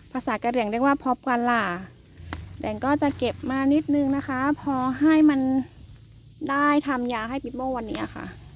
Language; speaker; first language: Thai; non-native, local second language; S'gaw Karen